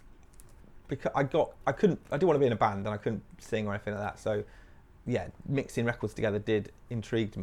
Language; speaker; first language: English; native; English